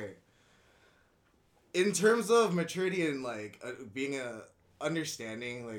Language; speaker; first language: English; early bilingual, other home language; Indonesian